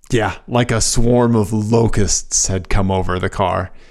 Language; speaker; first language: English; native; English